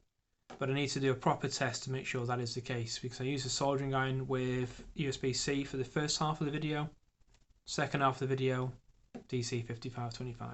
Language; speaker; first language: English; native; English